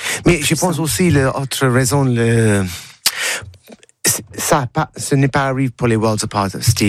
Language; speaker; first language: French; non-native, learner; English